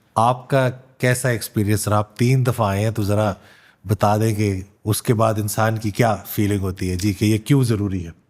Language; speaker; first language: Urdu; native; Urdu